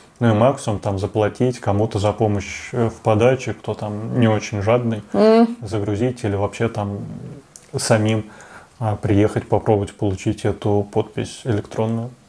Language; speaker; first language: Russian; native; Russian